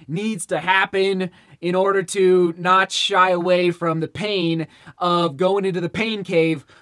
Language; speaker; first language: English; native; English